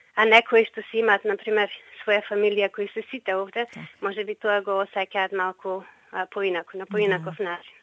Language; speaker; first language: Macedonian; native; Macedonian